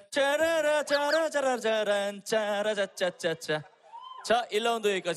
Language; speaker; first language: Korean; native; Korean